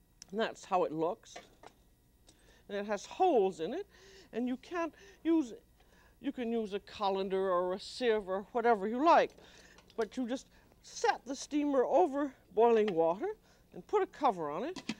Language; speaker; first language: English; native; English